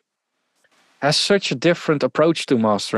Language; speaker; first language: English; non-native, fluent; Dutch